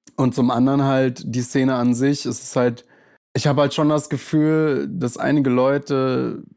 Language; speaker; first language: German; native; German